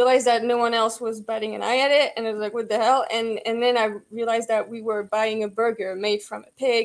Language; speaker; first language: English; non-native, fluent; French